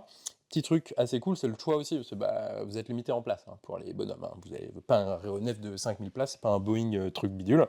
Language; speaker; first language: French; native; French